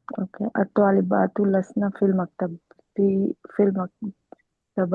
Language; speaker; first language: Arabic; non-native, learner; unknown